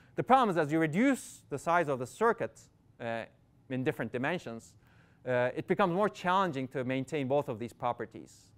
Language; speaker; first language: English; non-native, fluent; Turkish